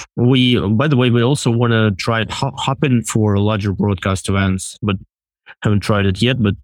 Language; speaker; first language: English; non-native, fluent; Russian